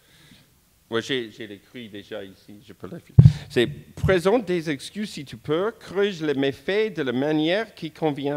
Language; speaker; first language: French; non-native, fluent; English